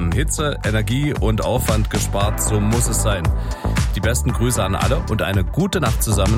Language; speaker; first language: German; native; German